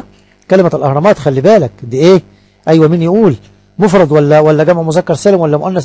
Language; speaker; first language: Arabic; native; Arabic